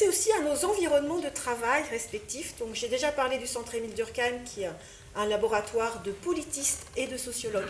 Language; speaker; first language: French; native; French